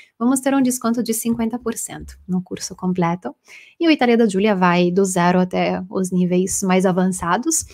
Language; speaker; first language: Portuguese; non-native, fluent; Italian